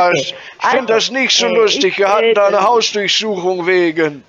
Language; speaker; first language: German; native; German